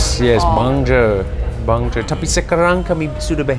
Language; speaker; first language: Indonesian; non-native, learner; English